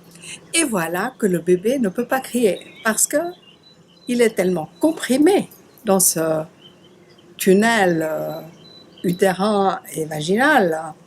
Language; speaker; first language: French; native; French